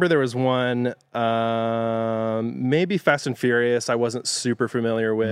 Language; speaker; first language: English; native; English